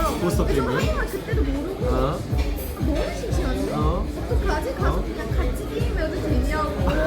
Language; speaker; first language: Korean; non-native, learner; Turkish